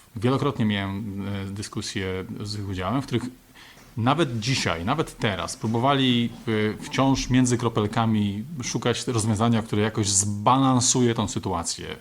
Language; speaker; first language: Polish; native; Polish